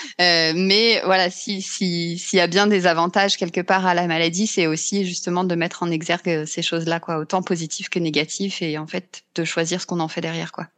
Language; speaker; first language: French; native; French